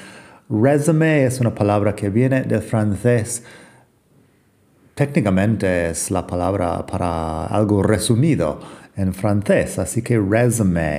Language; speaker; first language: Spanish; non-native, fluent; English